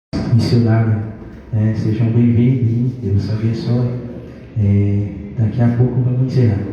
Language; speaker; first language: Portuguese; non-native, local second language; Haitian Creole